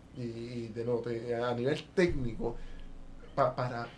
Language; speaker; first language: Spanish; native; Spanish